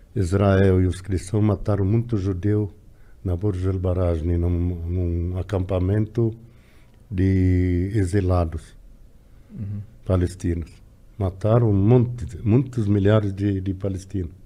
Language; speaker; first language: Portuguese; non-native, fluent; Arabic